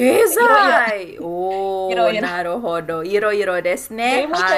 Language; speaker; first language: Japanese; non-native, fluent; Indonesian